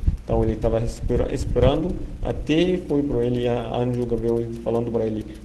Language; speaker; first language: Portuguese; non-native, fluent; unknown